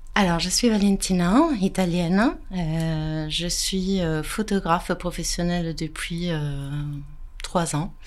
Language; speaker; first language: French; non-native, fluent; Italian